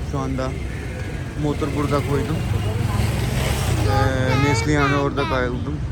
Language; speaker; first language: Turkish; non-native, learner; Urdu